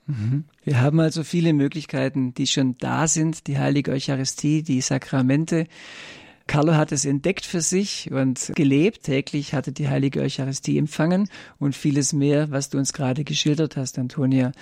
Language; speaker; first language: German; native; German